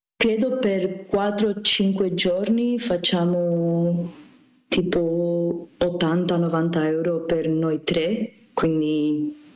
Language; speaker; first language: Italian; non-native, learner; Spanish